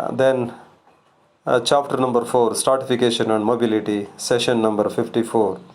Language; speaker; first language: English; non-native, local second language; Kannada